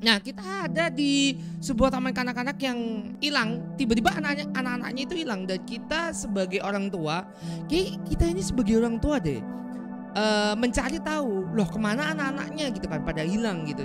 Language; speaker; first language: Indonesian; native; Indonesian